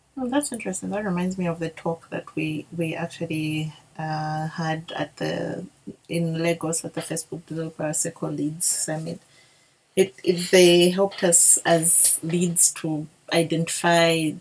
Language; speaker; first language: English; non-native, local second language; Bemba